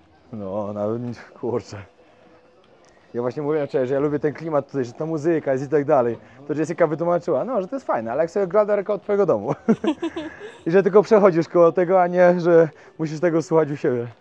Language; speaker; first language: Polish; native; Polish